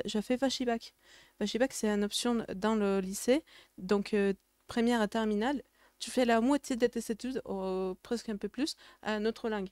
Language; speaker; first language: French; non-native, fluent; Spanish